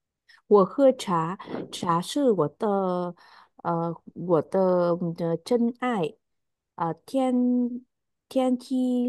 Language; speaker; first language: Chinese; non-native, learner; Vietnamese